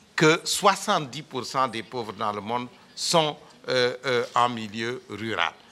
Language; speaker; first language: French; non-native, local second language; Wolof